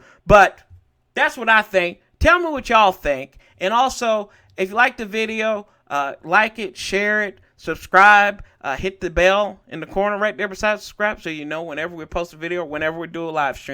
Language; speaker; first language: English; native; English